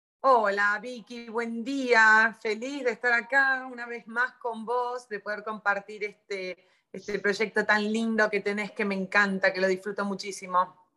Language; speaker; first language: Spanish; native; Spanish